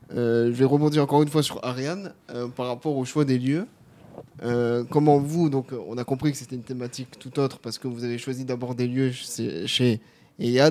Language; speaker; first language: French; native; French